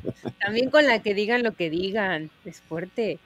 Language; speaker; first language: Spanish; native; Spanish